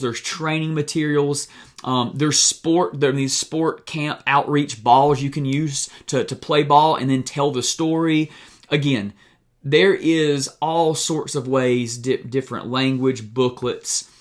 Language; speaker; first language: English; native; English